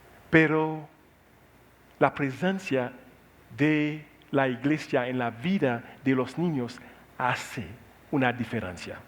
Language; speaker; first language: Spanish; non-native, learner; Haitian Creole